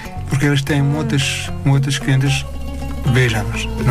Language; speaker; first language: Portuguese; non-native, learner; Arabic